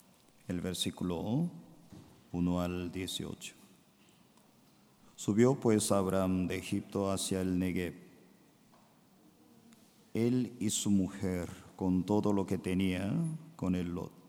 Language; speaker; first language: Spanish; non-native, fluent; Korean